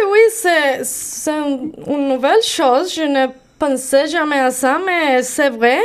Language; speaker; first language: French; non-native, learner; Spanish